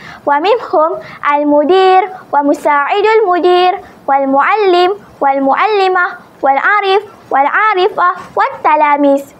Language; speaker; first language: Arabic; non-native, learner; Malay